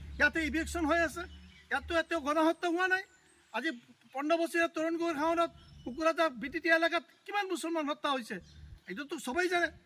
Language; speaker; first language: Assamese; non-native, local second language; Bangla